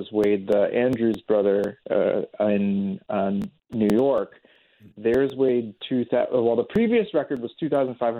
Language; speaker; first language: English; native; English